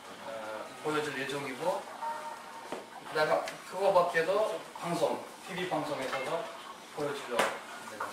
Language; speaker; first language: Korean; non-native, fluent; Kyrgyz